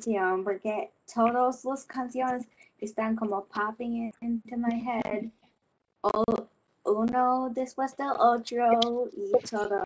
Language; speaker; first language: Spanish; non-native, learner; English